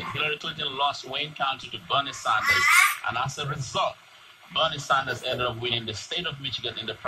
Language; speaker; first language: English; native; English